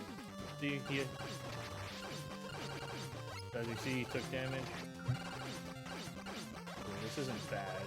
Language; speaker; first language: English; native; English